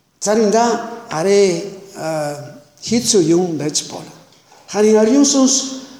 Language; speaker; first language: Mongolian; non-native, learner; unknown